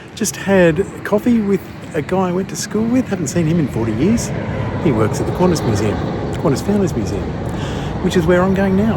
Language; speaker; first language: English; native; English